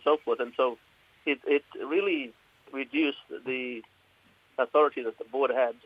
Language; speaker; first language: English; native; English